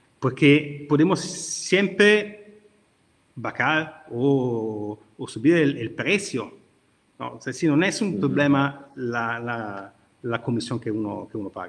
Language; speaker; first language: Spanish; non-native, learner; Italian